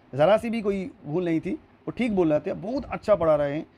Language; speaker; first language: Hindi; non-native, local second language; Urdu